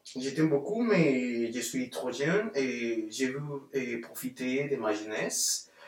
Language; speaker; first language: French; non-native, fluent; Spanish